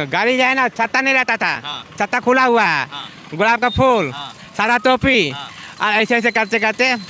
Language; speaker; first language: Hindi; non-native, local second language; Punjabi